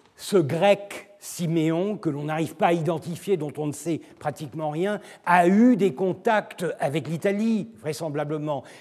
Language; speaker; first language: French; non-native, fluent; Turkish